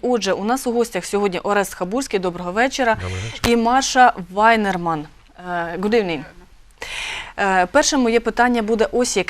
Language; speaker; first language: Ukrainian; native; Ukrainian